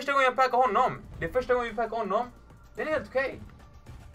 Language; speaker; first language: Swedish; native; Swedish